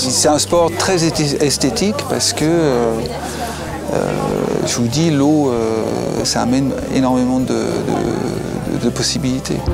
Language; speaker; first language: French; native; French